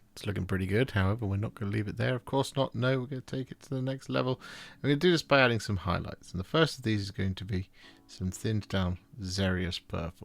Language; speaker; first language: English; native; English